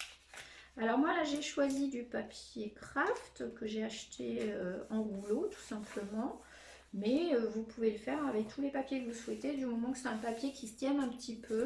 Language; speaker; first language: French; native; French